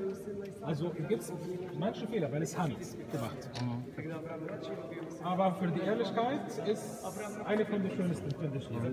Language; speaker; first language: German; non-native, learner; Arabic